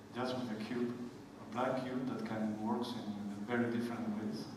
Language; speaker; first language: English; non-native, fluent; Spanish